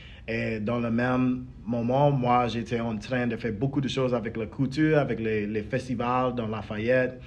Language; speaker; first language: French; early bilingual, heritage; English